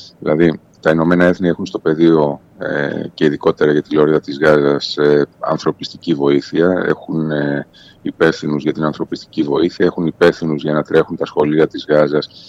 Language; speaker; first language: Greek; native; Greek